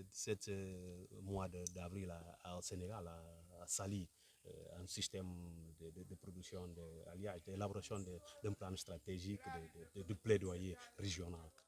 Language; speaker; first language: French; non-native, learner; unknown